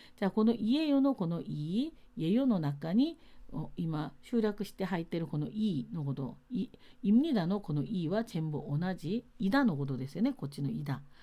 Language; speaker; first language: Japanese; non-native, fluent; Korean